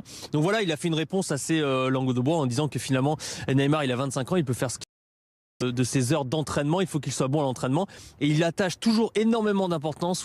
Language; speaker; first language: French; native; French